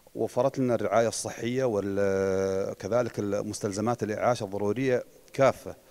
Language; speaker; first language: Arabic; native; Arabic